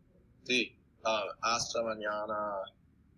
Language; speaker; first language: Spanish; non-native, learner; English